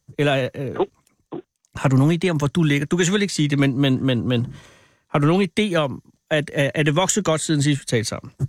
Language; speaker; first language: Danish; native; Danish